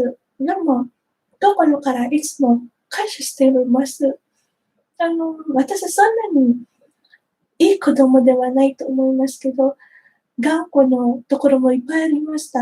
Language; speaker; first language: Japanese; non-native, fluent; Filipino